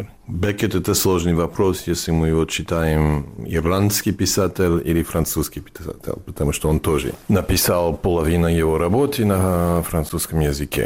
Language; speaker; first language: Russian; non-native, fluent; English